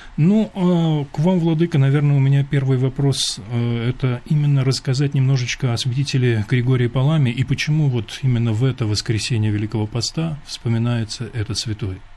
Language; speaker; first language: Russian; native; Russian